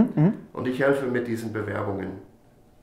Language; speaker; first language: German; non-native, fluent; English